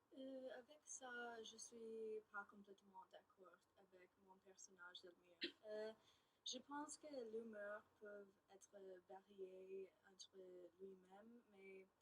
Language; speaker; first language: French; non-native, learner; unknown